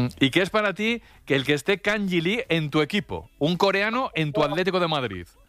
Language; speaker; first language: Spanish; native; Spanish